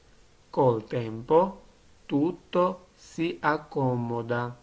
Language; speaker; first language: Italian; non-native, learner; Georgian